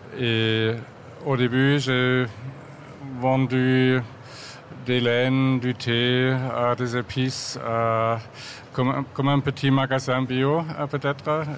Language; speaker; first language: French; non-native, fluent; German